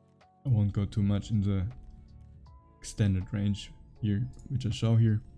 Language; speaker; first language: English; non-native, fluent; German